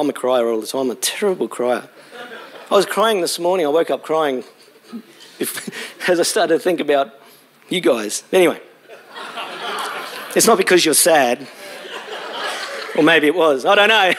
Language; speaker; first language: English; native; English